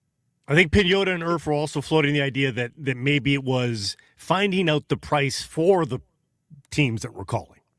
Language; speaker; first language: English; native; English